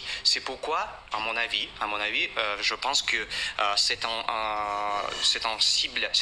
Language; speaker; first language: French; non-native, fluent; Russian